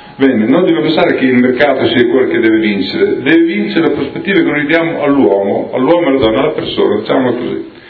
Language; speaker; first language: Italian; native; Italian